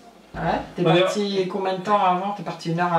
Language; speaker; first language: French; native; French